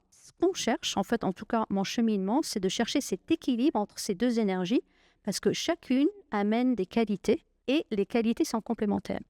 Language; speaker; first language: French; non-native, local second language; Arabic